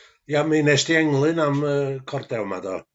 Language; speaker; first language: Welsh; native; Welsh